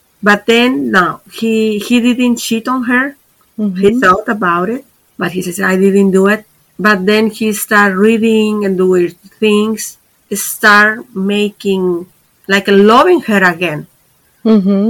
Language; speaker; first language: English; non-native, fluent; Spanish